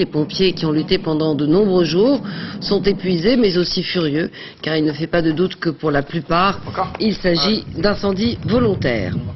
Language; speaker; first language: French; native; French